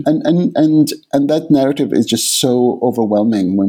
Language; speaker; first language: English; non-native, fluent; Arabic